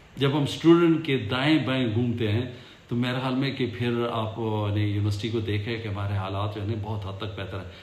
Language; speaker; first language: Urdu; non-native, local second language; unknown